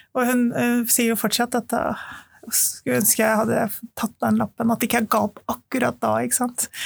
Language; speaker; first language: Norwegian; early bilingual, other home language; Urdu